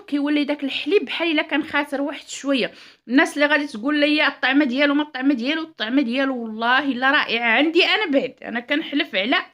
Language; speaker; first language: Arabic; native; Arabic